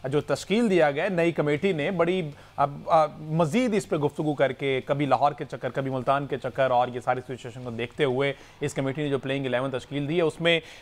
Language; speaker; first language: Urdu; non-native, local second language; Punjabi